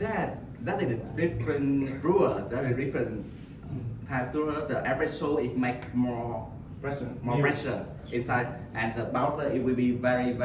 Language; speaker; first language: English; non-native, learner; Vietnamese